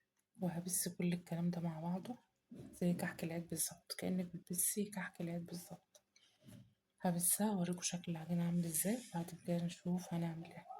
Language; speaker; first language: Arabic; native; Arabic